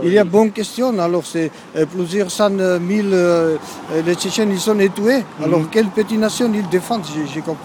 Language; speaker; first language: French; non-native, learner; Georgian